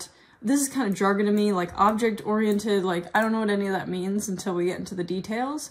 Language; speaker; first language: English; native; English